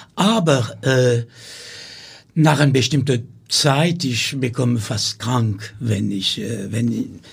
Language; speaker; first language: German; non-native, learner; French